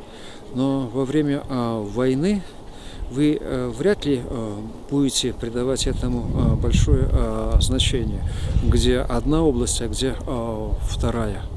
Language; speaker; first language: Russian; native; Russian